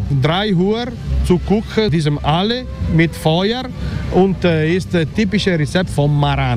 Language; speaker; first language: German; non-native, learner; Italian